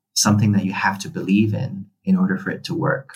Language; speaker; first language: English; non-native, local second language; Cantonese